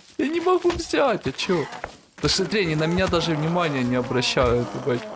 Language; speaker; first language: Russian; native; Russian